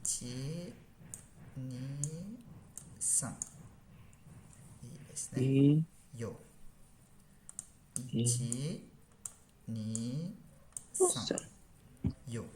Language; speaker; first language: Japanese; non-native, fluent; Malay